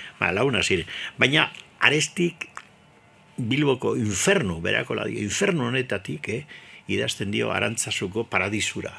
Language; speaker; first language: Basque; native; Basque